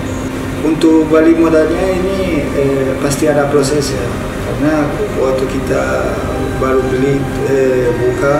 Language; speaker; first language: Indonesian; non-native, fluent; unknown